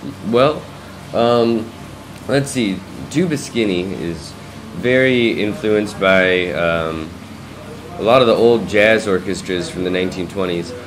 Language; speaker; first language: English; native; English